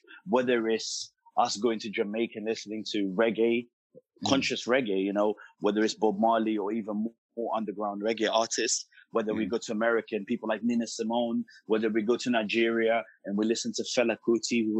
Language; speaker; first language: English; early bilingual, other home language; Portuguese